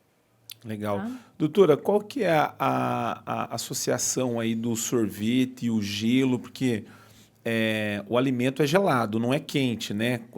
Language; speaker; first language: Portuguese; native; Portuguese